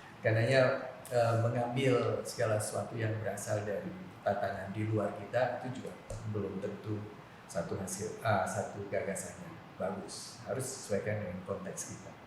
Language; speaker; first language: Indonesian; non-native, local second language; Javanese